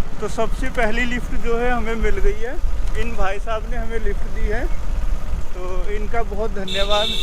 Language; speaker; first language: Hindi; native; Hindi